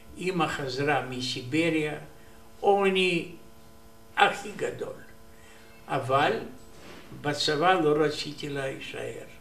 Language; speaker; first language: Hebrew; non-native, learner; Romanian